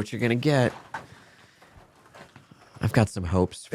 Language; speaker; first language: English; native; English